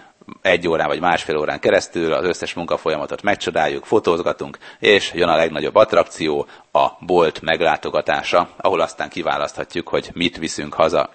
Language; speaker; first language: Hungarian; native; Hungarian